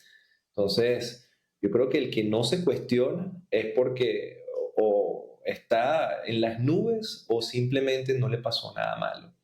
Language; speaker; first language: Spanish; native; Spanish